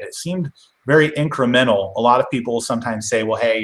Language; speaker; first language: English; native; English